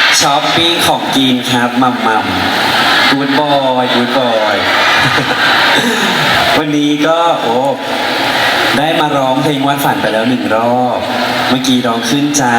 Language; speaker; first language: Thai; native; Thai